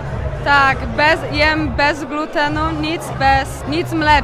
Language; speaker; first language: Polish; early bilingual, heritage; Polish